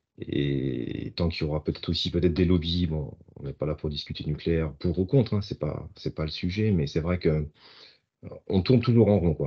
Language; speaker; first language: French; native; French